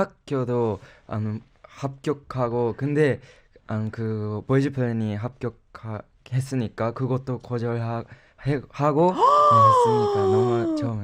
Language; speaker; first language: Korean; non-native, fluent; Japanese